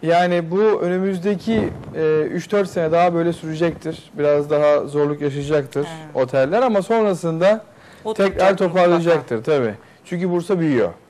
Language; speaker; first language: Turkish; native; Turkish